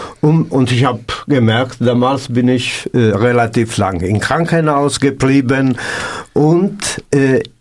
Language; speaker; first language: German; non-native, learner; Italian